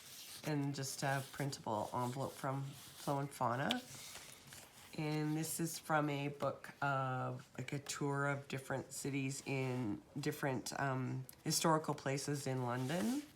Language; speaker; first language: English; native; English